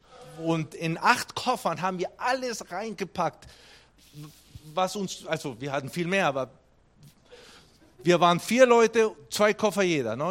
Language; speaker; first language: German; non-native, fluent; Spanish